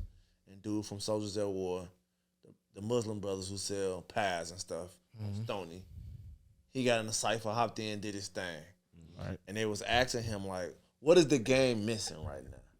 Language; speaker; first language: English; native; English